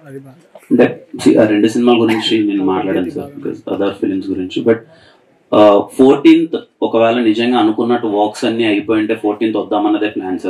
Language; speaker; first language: Telugu; native; Telugu